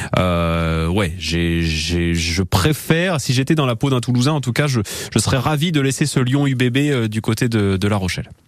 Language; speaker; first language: French; native; French